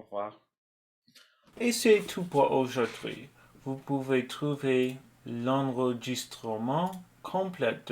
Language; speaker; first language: French; non-native, learner; English